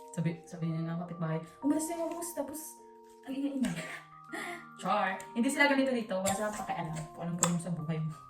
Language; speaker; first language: Filipino; non-native, local second language; Hiligaynon